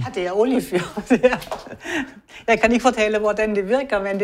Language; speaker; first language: Danish; non-native, fluent; German